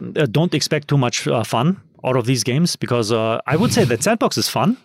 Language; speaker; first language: English; non-native, fluent; German